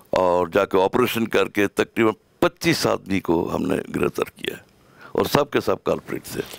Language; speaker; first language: Urdu; native; Urdu